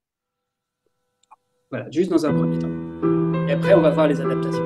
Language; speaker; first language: French; native; French